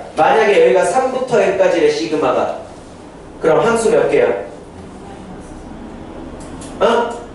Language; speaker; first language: Korean; native; Korean